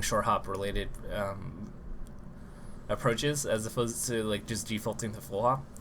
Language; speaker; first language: English; native; English